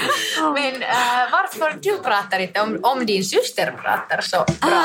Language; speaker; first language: Swedish; non-native, learner; Finnish